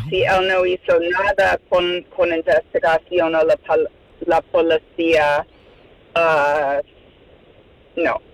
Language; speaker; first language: Spanish; non-native, fluent; English